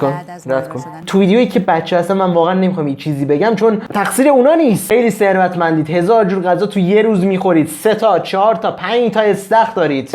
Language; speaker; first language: Persian; native; Persian